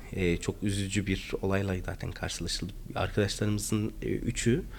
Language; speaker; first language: Turkish; non-native, fluent; Arabic